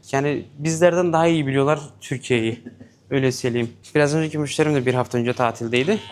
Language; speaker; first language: Turkish; native; Turkish